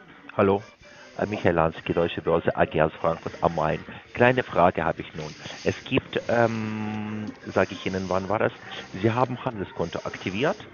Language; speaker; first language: German; non-native, learner; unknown